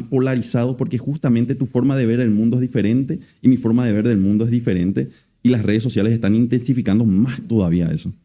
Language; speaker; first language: Spanish; native; Spanish